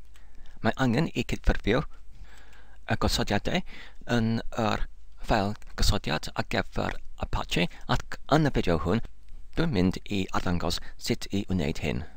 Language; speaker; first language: Welsh; non-native, learner; English